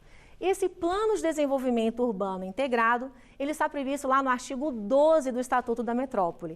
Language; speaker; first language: Portuguese; native; Portuguese